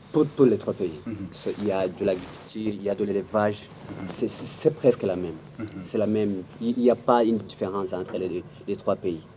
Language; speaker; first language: French; non-native, local second language; Kinyarwanda